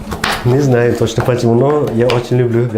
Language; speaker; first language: Russian; non-native, fluent; Uzbek